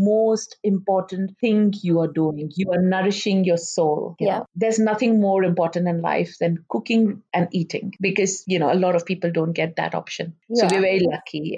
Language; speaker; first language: English; non-native, local second language; Hindi